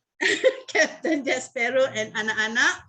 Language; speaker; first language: English; non-native, learner; Malay